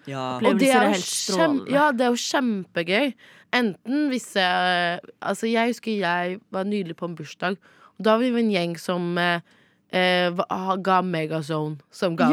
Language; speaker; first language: Norwegian; native; Norwegian